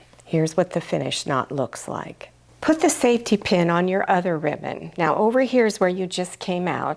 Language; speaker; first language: English; native; English